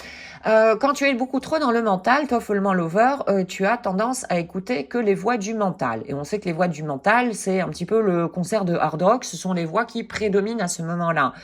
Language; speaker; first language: French; native; French